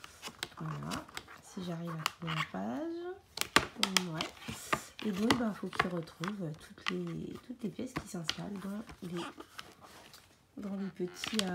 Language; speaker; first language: French; native; French